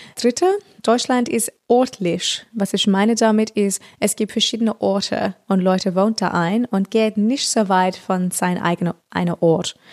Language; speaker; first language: German; non-native, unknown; English